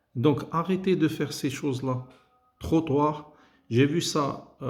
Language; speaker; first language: French; non-native, local second language; Arabic